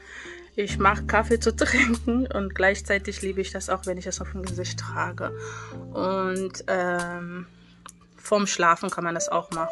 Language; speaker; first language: German; non-native, fluent; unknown